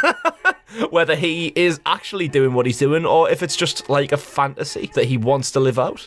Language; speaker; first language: English; native; English